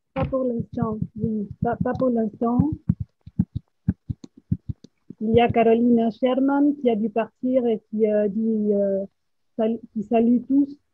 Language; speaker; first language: French; non-native, fluent; Spanish